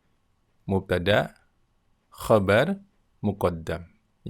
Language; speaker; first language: Arabic; non-native, fluent; Indonesian